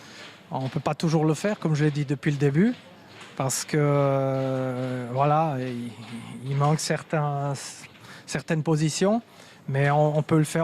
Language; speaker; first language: French; native; French